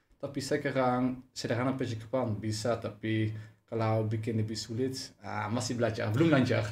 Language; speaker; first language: Indonesian; non-native, learner; Dutch